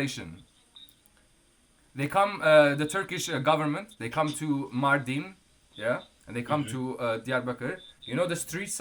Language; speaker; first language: English; non-native, fluent; Kurdish